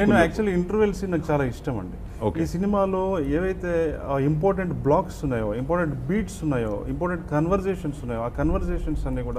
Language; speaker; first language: Telugu; native; Telugu